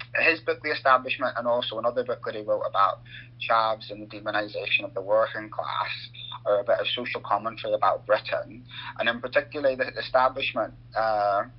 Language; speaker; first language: English; native; English